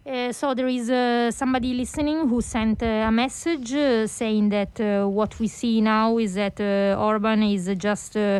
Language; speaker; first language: English; non-native, fluent; Italian